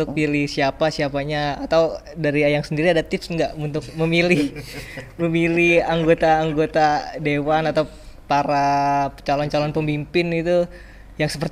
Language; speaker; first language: Indonesian; native; Indonesian